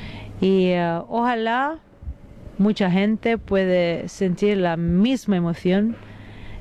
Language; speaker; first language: Spanish; non-native, fluent; Italian